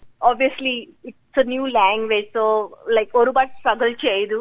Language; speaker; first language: Malayalam; non-native, local second language; Marathi